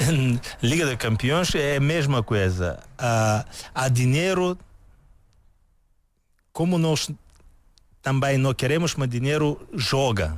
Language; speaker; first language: Portuguese; non-native, learner; Bulgarian